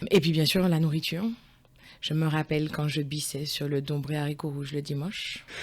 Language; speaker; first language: French; early bilingual, other home language; Guadeloupean Creole French